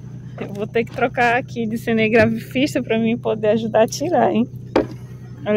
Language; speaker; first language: Portuguese; native; Portuguese